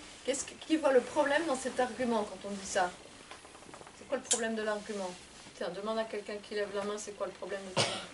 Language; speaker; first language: French; native; French